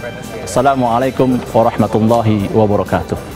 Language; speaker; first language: Indonesian; native; Indonesian